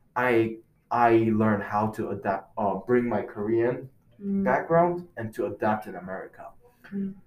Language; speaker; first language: English; non-native, fluent; Korean